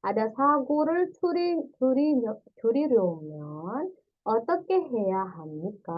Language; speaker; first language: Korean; non-native, fluent; Indonesian